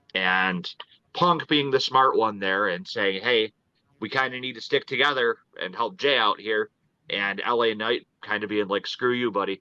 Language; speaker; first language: English; native; English